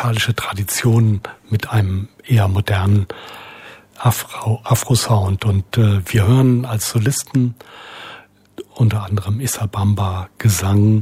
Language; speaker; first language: German; native; German